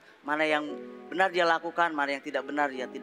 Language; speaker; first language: Indonesian; native; Indonesian